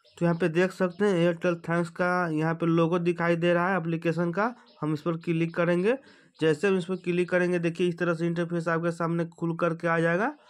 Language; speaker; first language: Hindi; native; Hindi